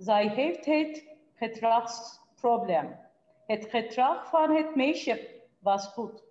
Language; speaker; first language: Dutch; non-native, learner; Turkish